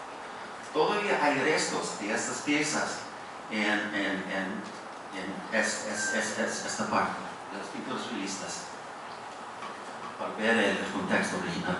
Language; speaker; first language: Spanish; non-native, fluent; English